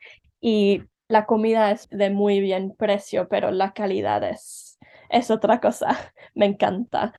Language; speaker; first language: Spanish; early bilingual, heritage; Spanish